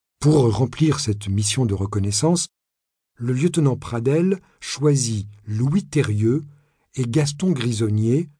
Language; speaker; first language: French; native; French